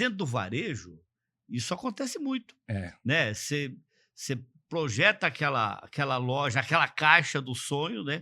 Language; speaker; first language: Portuguese; native; Portuguese